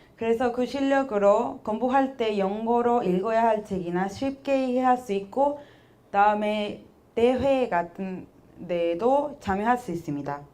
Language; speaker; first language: Korean; non-native, fluent; Spanish